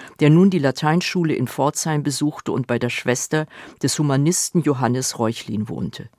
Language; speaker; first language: German; native; German